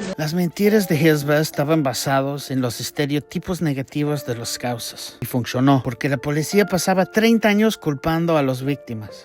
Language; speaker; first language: Spanish; non-native, fluent; English